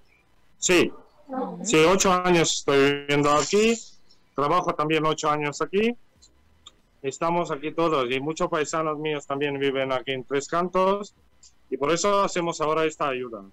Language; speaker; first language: Spanish; non-native, learner; Ukrainian